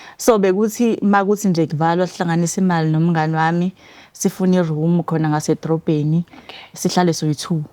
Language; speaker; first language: Zulu; native; Zulu